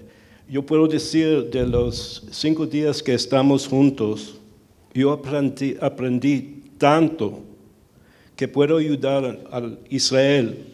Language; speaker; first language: Spanish; early bilingual, heritage; Spanish